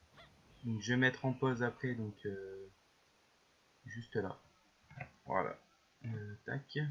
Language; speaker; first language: French; native; French